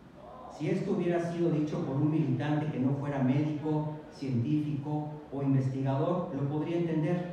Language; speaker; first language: Spanish; native; Spanish